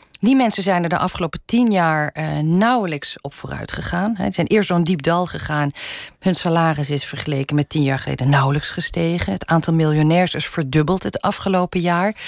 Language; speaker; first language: Dutch; non-native, local second language; Limburgish